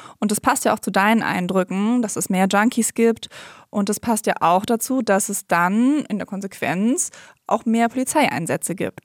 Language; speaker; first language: German; native; German